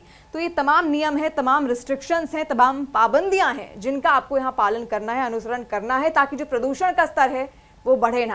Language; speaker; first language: Hindi; native; Hindi